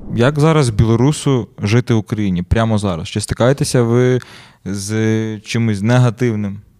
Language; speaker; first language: Ukrainian; native; Ukrainian